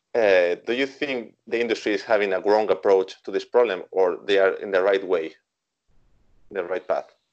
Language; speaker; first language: English; non-native, fluent; Spanish